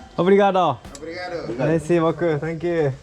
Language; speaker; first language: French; non-native, learner; Japanese